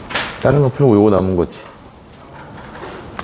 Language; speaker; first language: Korean; native; Korean